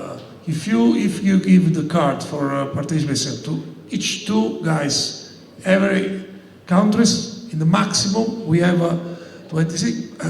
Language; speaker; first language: English; non-native, learner; Italian